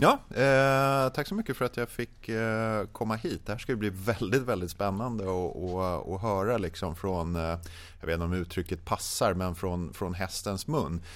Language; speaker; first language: Swedish; native; Swedish